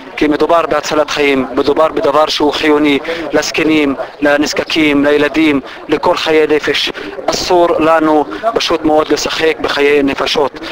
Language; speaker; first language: Hebrew; non-native, local second language; Arabic